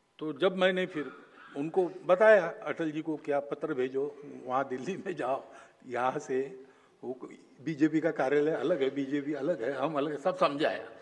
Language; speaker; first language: Hindi; non-native, local second language; Marathi